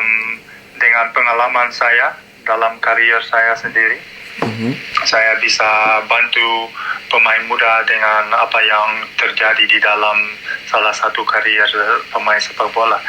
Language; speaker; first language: Indonesian; non-native, learner; Dutch